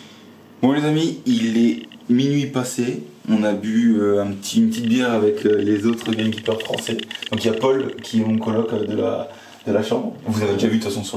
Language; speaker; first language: French; native; French